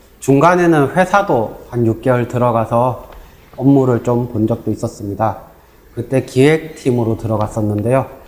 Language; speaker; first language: Korean; native; Korean